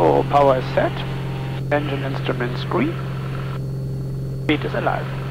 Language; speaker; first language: English; non-native, fluent; German